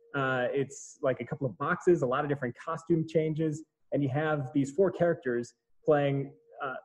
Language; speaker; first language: English; native; English